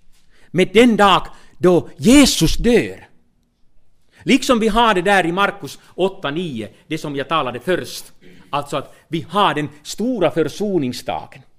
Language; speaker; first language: Swedish; non-native, fluent; Finnish